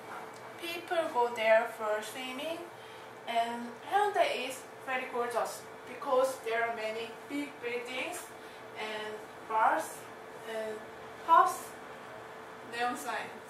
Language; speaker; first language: English; non-native, learner; Korean